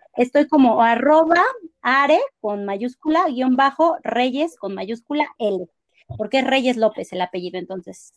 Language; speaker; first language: Spanish; native; Spanish